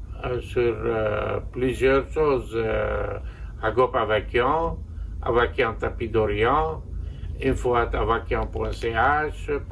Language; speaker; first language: French; non-native, local second language; Armenian